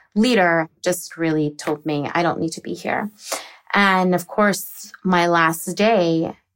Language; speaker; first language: English; native; English